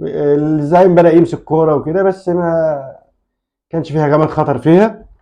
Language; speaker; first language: Arabic; native; Arabic